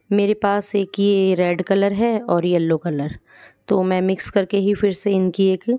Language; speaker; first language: Hindi; native; Hindi